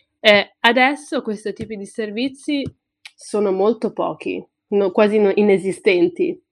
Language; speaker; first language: Italian; early bilingual, other home language; Tigrinya